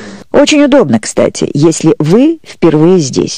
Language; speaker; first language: Russian; native; Russian